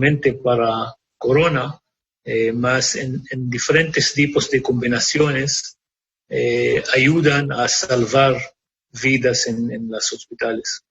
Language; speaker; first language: Spanish; non-native, fluent; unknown